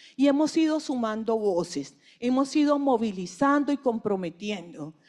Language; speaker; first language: Spanish; native; Spanish